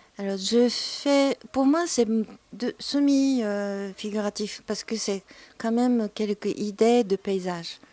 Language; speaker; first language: French; non-native, fluent; Japanese